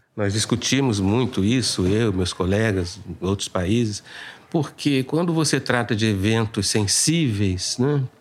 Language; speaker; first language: Portuguese; native; Portuguese